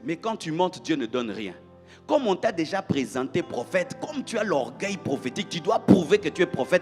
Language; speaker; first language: French; non-native, local second language; Lingala